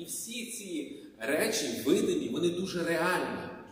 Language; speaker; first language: Ukrainian; native; Ukrainian